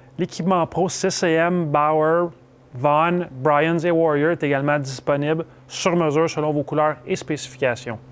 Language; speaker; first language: French; native; French